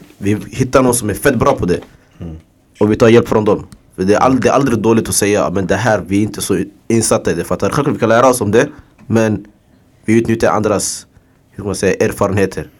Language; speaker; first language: Swedish; early bilingual, other home language; Somali